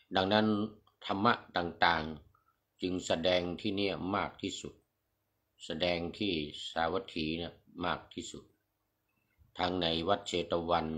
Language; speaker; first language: Thai; native; Thai